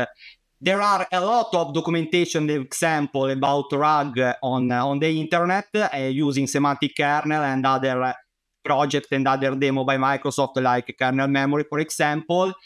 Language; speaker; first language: English; non-native, fluent; Italian